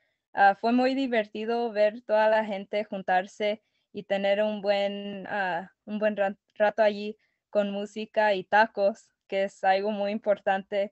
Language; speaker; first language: Spanish; early bilingual, other home language; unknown